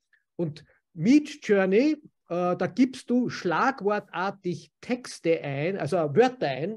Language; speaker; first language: German; native; German